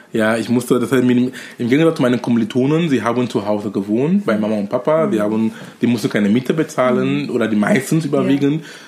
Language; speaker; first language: German; non-native, fluent; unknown